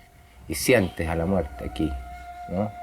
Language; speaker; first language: Spanish; native; Spanish